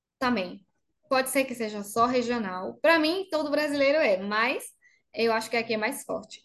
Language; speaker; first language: Portuguese; non-native, fluent; Spanish